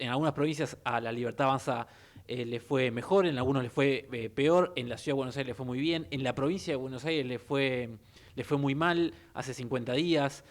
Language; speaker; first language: Spanish; native; Spanish